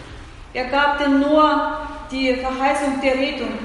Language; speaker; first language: German; non-native, fluent; Russian